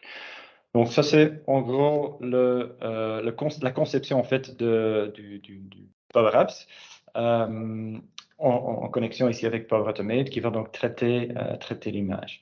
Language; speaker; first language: French; native; French